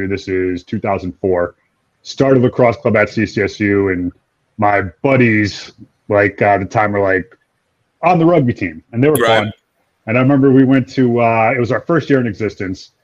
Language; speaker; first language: English; native; English